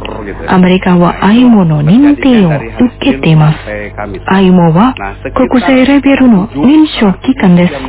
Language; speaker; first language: Japanese; non-native, fluent; Indonesian